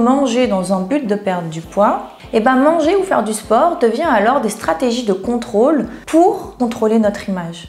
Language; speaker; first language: French; native; French